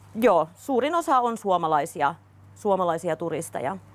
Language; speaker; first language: Finnish; early bilingual, other home language; Russian